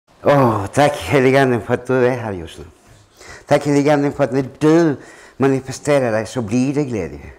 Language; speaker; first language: Swedish; non-native, fluent; Spanish